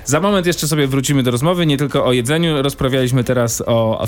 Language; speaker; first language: Polish; native; Polish